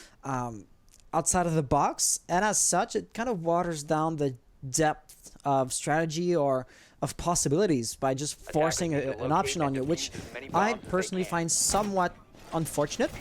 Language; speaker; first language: English; non-native, local second language; French